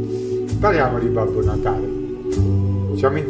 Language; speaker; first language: Italian; native; Italian